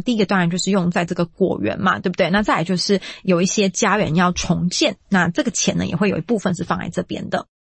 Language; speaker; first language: Chinese; native; Chinese